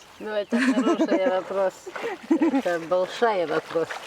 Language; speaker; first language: Russian; non-native, fluent; French